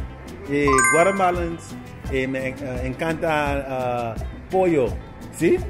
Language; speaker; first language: Spanish; non-native, learner; English